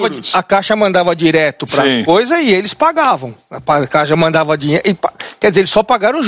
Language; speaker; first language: Portuguese; native; Portuguese